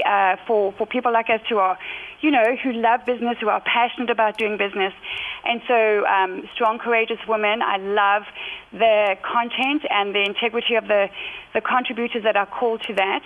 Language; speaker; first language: English; native; English